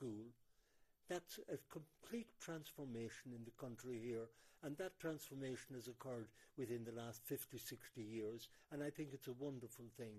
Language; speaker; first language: English; native; English